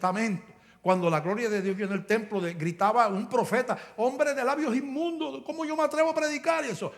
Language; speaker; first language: Spanish; native; Spanish